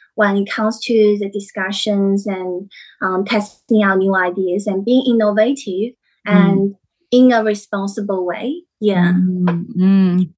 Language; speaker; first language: English; non-native, fluent; Chinese